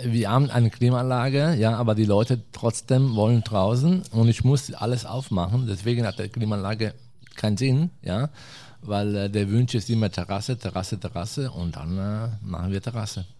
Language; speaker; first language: German; non-native, fluent; Italian